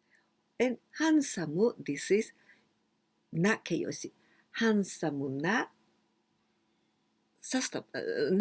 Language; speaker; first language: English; non-native, fluent; Japanese